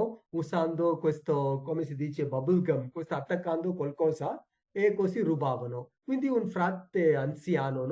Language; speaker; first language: Italian; non-native, fluent; Tamil